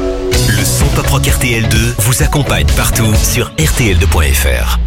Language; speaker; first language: French; native; French